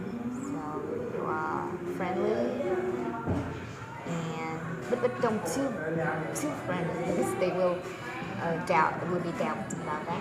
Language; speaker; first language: English; non-native, fluent; Vietnamese